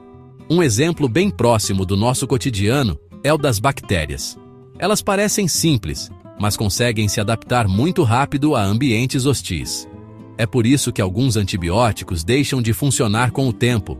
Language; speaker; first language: Portuguese; native; Portuguese